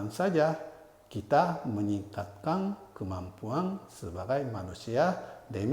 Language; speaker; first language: Indonesian; non-native, fluent; Japanese